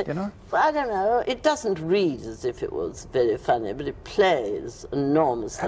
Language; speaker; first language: English; native; English